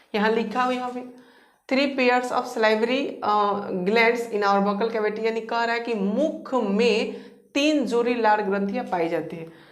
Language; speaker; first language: Hindi; native; Hindi